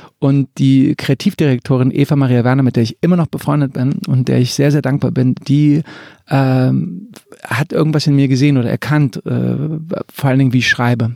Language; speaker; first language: German; early bilingual, other home language; Croatian